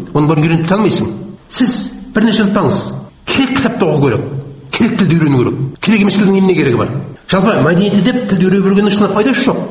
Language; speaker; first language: Kazakh; native; Kazakh